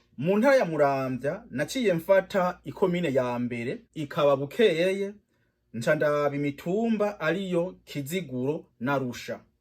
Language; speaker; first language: Rundi; native; Rundi